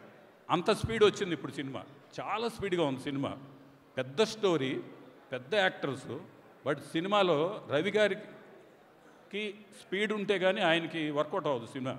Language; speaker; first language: Telugu; native; Telugu